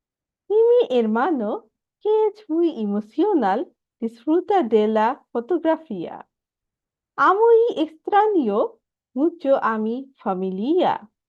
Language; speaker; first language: Spanish; non-native, learner; Bangla